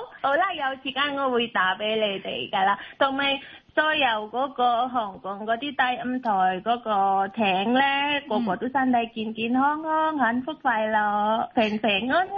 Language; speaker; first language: Cantonese; non-native, learner; Indonesian